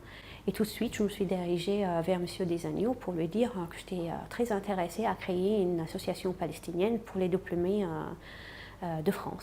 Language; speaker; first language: French; non-native, fluent; Arabic